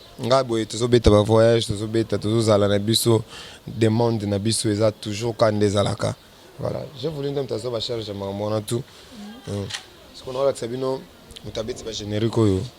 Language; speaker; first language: Lingala; native; Lingala